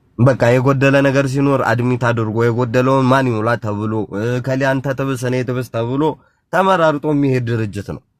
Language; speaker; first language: Amharic; non-native, local second language; Tigrinya